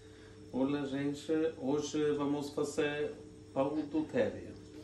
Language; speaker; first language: Portuguese; non-native, fluent; Norwegian